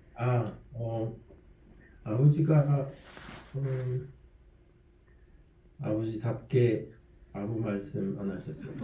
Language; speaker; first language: Korean; early bilingual, heritage; French